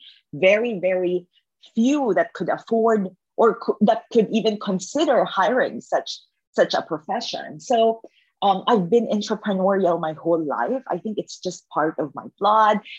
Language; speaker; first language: English; non-native, local second language; Filipino